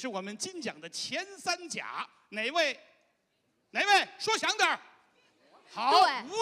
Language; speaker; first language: Chinese; native; Chinese